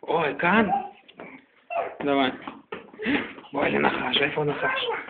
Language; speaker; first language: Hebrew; non-native, fluent; Russian